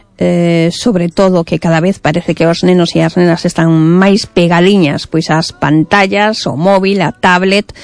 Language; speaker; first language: Galician; native; Galician